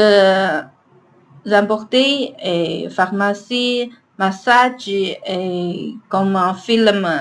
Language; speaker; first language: French; non-native, learner; Chinese